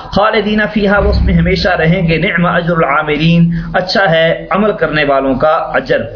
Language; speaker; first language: Urdu; non-native, local second language; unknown